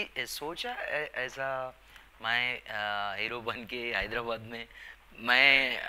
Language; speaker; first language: Hindi; non-native, local second language; Telugu